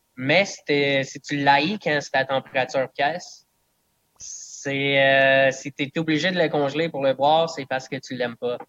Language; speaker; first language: French; non-native, local second language; English